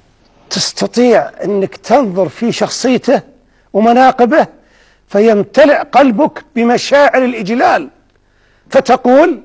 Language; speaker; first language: Arabic; native; Arabic